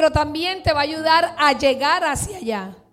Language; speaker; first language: Spanish; early bilingual, heritage; Spanish